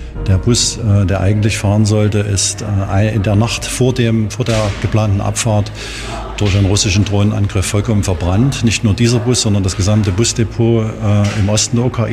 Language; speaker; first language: German; native; German